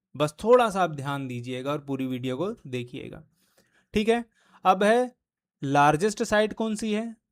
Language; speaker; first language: Hindi; native; Hindi